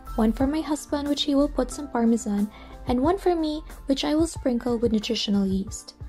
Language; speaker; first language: English; non-native, local second language; Filipino